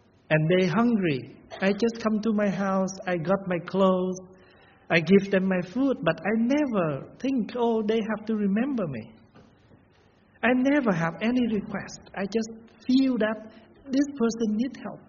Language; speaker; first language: English; non-native, learner; Vietnamese